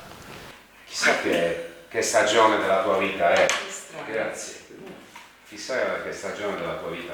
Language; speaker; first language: Italian; native; Italian